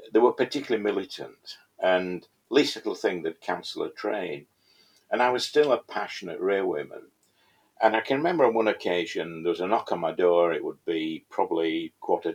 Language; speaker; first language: English; native; English